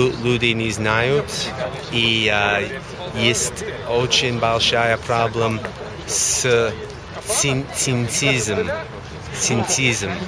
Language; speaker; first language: Russian; non-native, learner; English